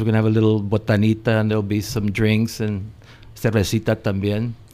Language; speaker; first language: English; early bilingual, other home language; Spanish